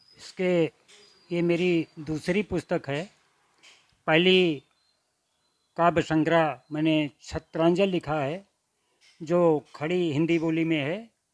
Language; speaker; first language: Hindi; native; Hindi